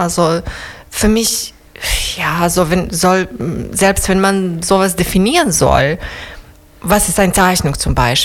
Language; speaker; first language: German; non-native, learner; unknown